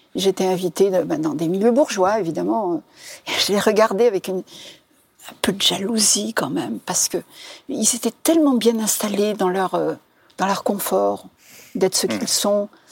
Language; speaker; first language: French; non-native, local second language; Arabic